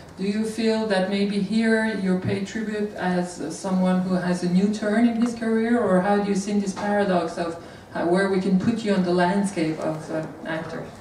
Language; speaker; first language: English; non-native, fluent; French